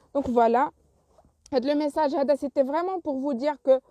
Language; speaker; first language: French; non-native, local second language; Arabic